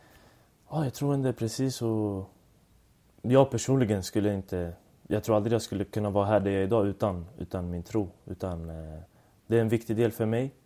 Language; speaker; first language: Swedish; early bilingual, other home language; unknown